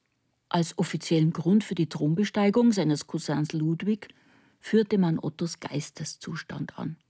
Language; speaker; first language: German; native; German